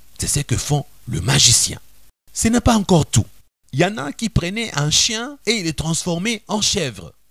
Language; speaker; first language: French; non-native, local second language; Lingala